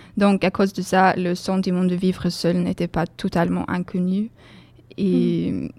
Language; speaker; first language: French; non-native, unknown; Swedish